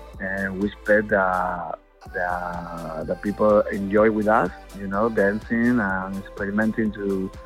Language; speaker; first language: English; non-native, learner; Spanish